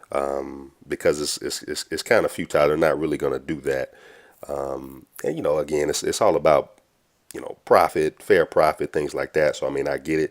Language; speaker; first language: English; native; English